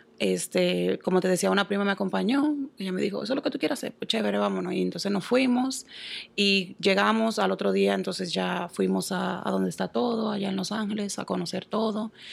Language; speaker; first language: Spanish; native; Spanish